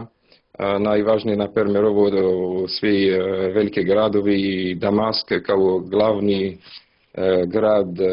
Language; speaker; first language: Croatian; non-native, learner; Arabic